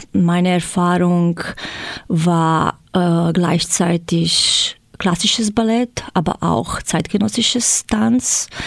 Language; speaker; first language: German; non-native, fluent; Croatian